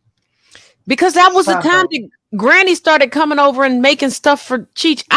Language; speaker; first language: English; native; English